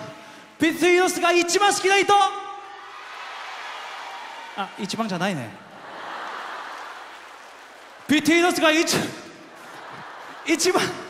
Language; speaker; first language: Japanese; non-native, fluent; Korean